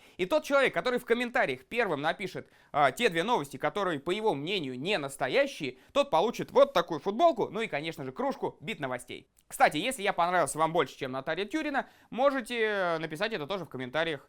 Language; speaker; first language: Russian; native; Russian